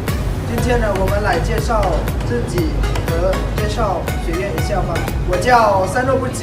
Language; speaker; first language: Chinese; non-native, learner; Lao